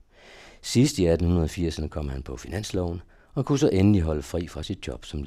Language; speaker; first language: Danish; native; Danish